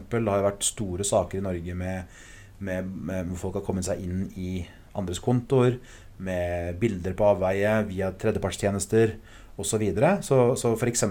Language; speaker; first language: Norwegian; early bilingual, other home language; English